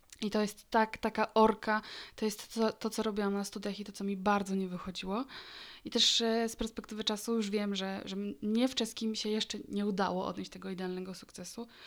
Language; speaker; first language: Polish; native; Polish